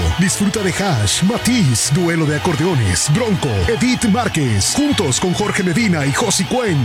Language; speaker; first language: Spanish; native; Spanish